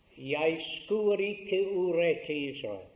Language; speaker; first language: Norwegian; early bilingual, heritage; Norwegian